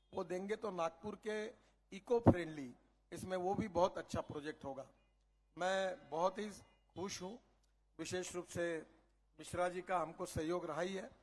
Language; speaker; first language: Hindi; non-native, local second language; Marathi